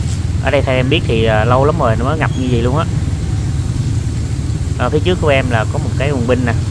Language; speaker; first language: Vietnamese; native; Vietnamese